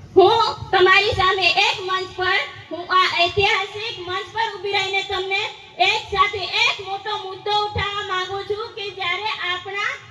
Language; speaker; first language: Gujarati; non-native, local second language; Rathawi